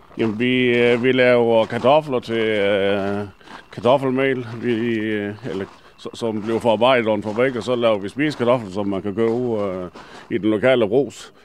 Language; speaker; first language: Danish; native; Danish